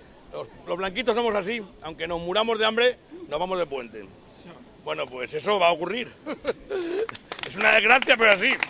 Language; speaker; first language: Spanish; native; Spanish